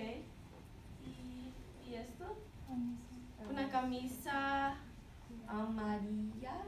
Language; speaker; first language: Spanish; non-native, fluent; English